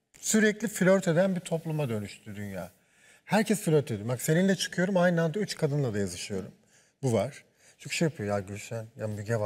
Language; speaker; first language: Turkish; native; Turkish